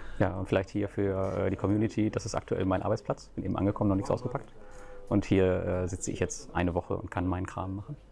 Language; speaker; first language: German; native; German